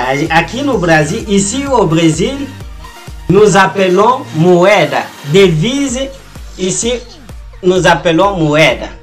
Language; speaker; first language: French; non-native, fluent; Portuguese